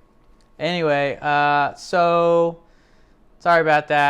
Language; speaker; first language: English; native; English